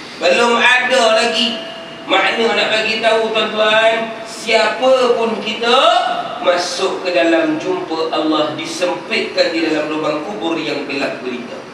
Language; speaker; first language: Malay; native; Malay